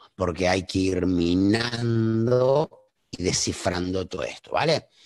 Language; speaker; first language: Spanish; native; Spanish